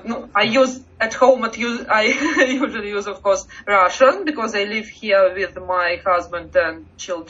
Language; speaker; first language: English; non-native, learner; Russian